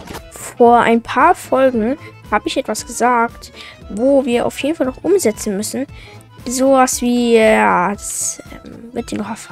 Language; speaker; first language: German; native; German